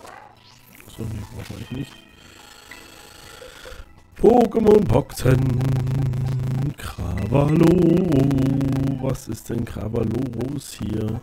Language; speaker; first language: German; native; German